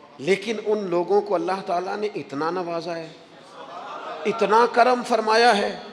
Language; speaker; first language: Urdu; non-native, local second language; Punjabi